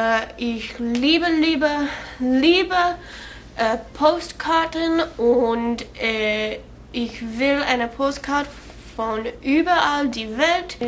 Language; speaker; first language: German; non-native, learner; English